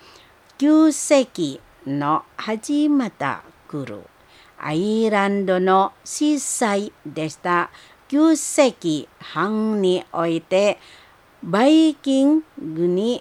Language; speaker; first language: Japanese; non-native, fluent; Indonesian